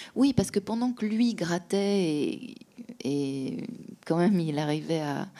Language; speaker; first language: French; native; French